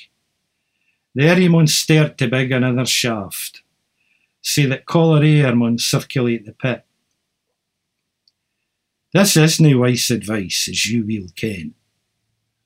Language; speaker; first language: English; native; English